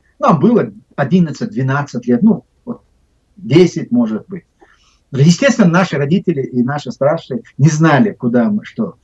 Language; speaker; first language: Russian; non-native, local second language; Chechen